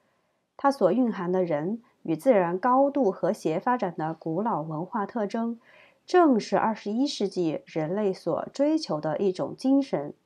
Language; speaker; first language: Chinese; native; Chinese